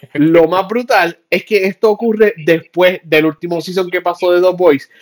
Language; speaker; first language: Spanish; early bilingual, heritage; Spanish